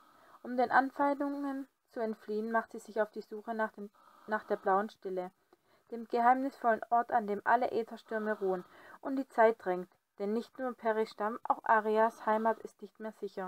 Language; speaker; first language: German; native; German